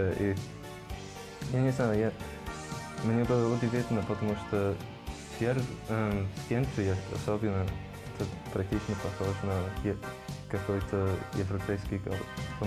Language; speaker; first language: Russian; non-native, learner; English